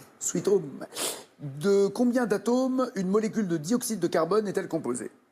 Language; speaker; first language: French; native; French